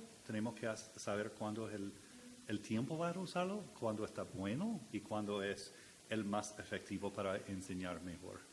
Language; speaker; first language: Spanish; non-native, learner; English